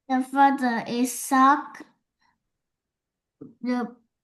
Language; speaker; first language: English; non-native, learner; Vietnamese